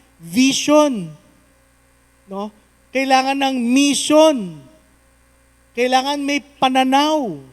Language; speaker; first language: Filipino; non-native, local second language; Cebuano